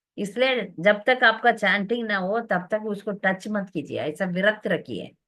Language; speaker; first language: Hindi; non-native, local second language; Tamil